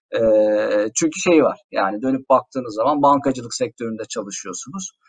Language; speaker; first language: Turkish; native; Turkish